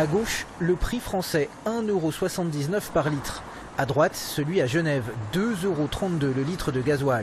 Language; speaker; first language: French; native; French